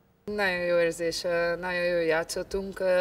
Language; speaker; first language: Hungarian; non-native, fluent; Portuguese